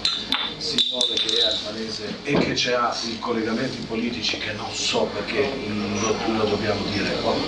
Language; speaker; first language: Italian; non-native, fluent; Albanian